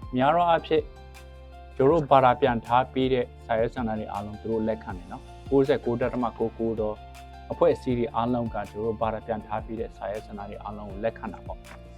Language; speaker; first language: Burmese; non-native, local second language; Western Kayah